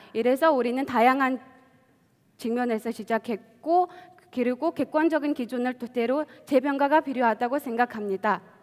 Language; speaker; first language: Korean; non-native, fluent; Mongolian